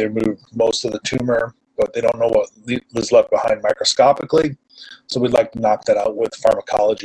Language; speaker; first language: English; native; English